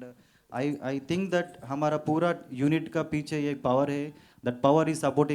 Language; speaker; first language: Hindi; non-native, local second language; Telugu